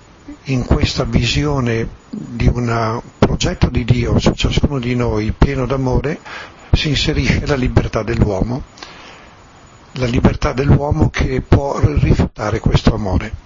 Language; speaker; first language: Italian; native; Italian